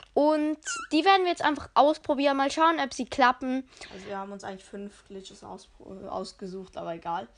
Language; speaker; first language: German; native; German